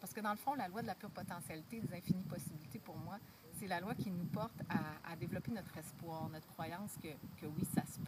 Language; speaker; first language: French; native; French